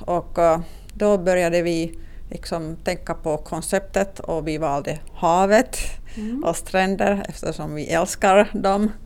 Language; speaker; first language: Swedish; non-native, local second language; Finnish